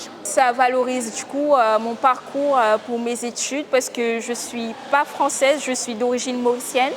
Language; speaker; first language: French; non-native, local second language; Morisyen